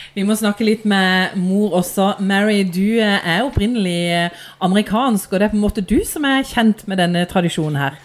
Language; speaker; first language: Norwegian; native; Norwegian